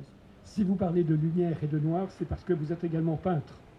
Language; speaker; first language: French; native; French